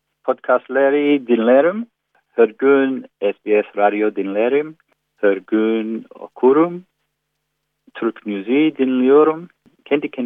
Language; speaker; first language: Turkish; non-native, learner; English